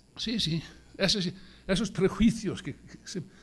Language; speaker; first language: Spanish; non-native, fluent; English